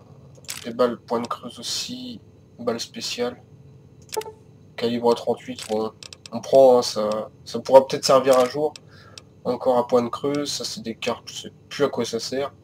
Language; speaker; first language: French; native; French